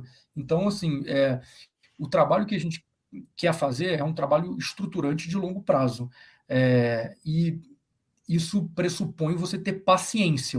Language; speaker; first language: Portuguese; native; Portuguese